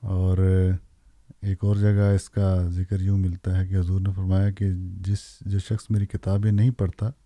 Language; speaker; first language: Urdu; native; Urdu